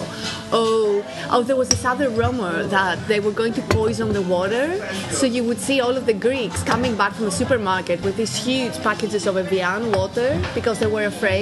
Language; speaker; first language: English; non-native, fluent; Greek